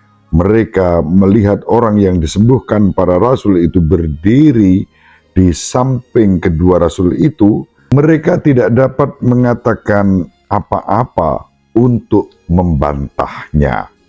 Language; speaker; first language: Indonesian; native; Indonesian